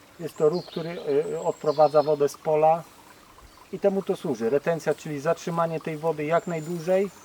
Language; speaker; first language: Polish; native; Polish